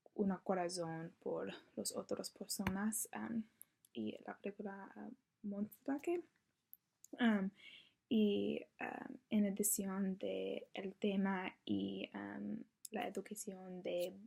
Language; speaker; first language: Spanish; non-native, learner; English